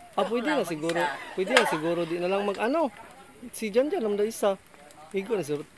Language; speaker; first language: Filipino; non-native, local second language; Cebuano